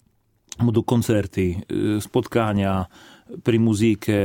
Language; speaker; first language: Polish; non-native, learner; Slovak